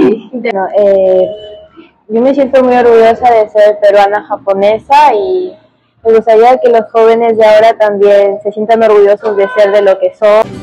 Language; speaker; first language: Spanish; early bilingual, heritage; Spanish